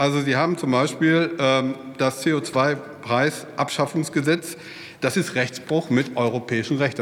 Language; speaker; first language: German; native; German